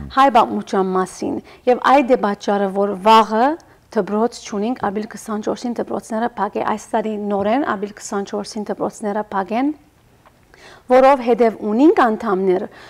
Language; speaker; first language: Armenian; early bilingual, heritage; Armenian